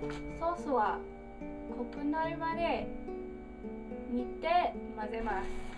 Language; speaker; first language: Japanese; non-native, learner; English